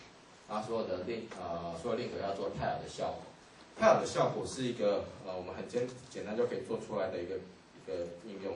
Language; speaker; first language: Chinese; native; Chinese